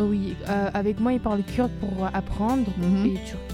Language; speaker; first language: French; early bilingual, other home language; Turkish